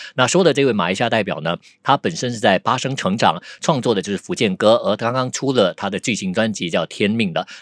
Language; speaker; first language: Chinese; non-native, local second language; Hakka Chinese